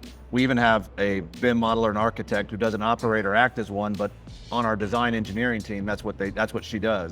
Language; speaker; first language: English; native; English